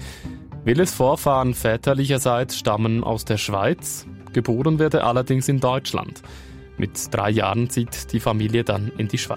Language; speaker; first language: German; native; German